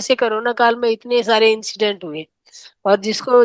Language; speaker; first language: Hindi; native; Hindi